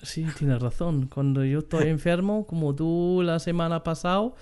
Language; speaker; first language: Spanish; non-native, fluent; German